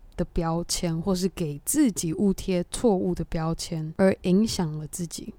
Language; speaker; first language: Chinese; native; Chinese